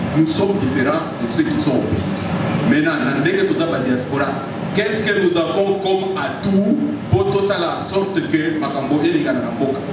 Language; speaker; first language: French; non-native, local second language; Lingala